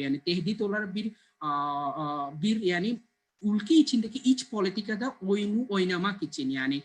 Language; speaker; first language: Turkish; non-native, learner; Bangla